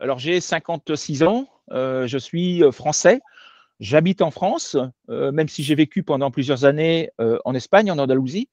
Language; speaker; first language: French; native; French